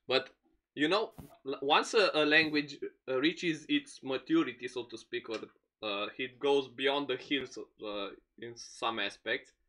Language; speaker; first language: English; non-native, fluent; Romanian